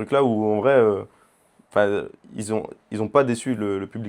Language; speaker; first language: French; native; French